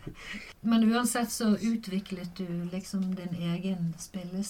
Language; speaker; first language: Norwegian; native; Norwegian